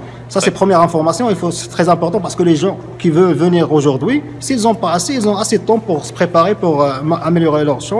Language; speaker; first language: French; non-native, local second language; Arabic